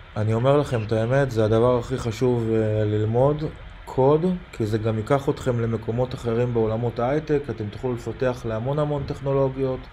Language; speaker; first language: Hebrew; native; Hebrew